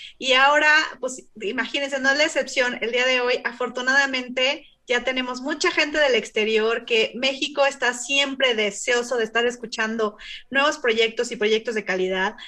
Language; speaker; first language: Spanish; native; Spanish